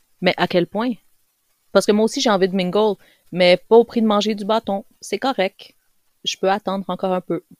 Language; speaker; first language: French; early bilingual, other home language; Spanish